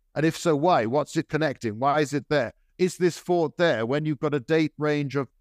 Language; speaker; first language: English; native; English